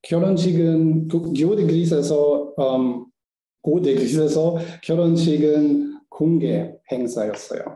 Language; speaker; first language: Korean; non-native, learner; German